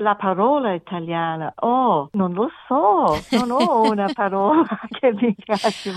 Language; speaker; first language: Italian; non-native, learner; German